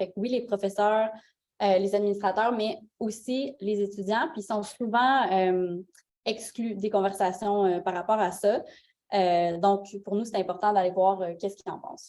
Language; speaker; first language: French; native; French